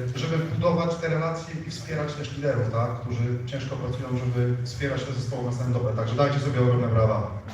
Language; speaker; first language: Polish; native; Polish